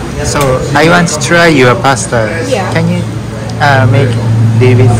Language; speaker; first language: English; non-native, learner; Japanese